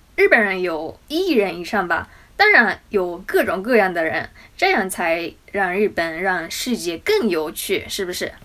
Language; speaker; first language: Chinese; non-native, fluent; Japanese